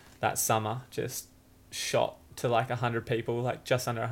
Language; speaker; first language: English; native; English